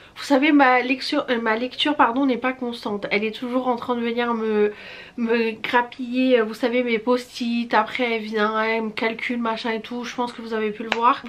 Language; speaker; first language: French; early bilingual, other home language; Portuguese